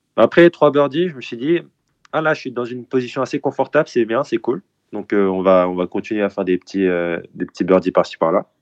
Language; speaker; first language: French; early bilingual, other home language; Korean